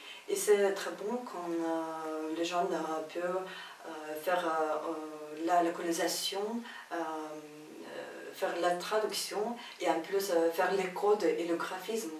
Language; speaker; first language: French; non-native, fluent; Russian